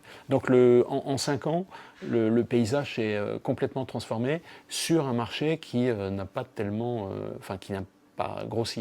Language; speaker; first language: French; native; French